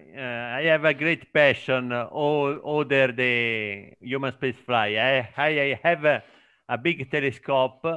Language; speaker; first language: English; non-native, learner; Italian